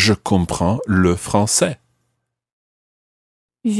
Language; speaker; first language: French; non-native, learner; English